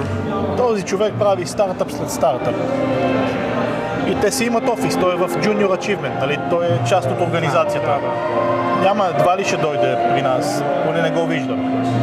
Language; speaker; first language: Bulgarian; native; Bulgarian